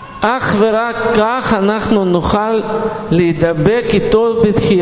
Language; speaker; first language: Hebrew; non-native, fluent; Russian